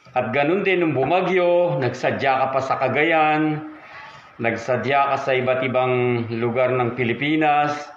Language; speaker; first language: Filipino; native; Filipino